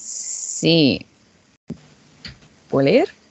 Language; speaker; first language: Spanish; non-native, learner; English